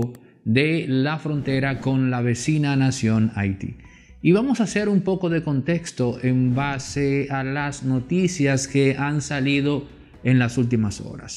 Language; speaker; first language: Spanish; native; Spanish